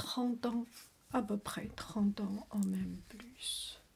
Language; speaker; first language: French; non-native, learner; Chinese